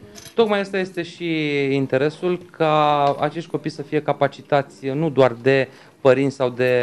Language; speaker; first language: Romanian; native; Romanian